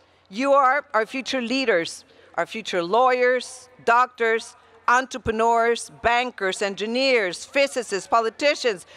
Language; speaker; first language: English; early bilingual, other home language; Spanish